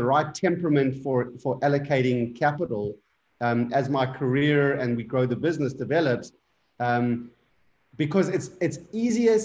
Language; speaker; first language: English; native; English